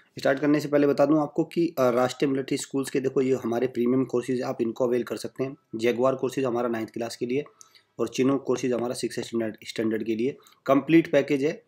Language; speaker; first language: Hindi; native; Hindi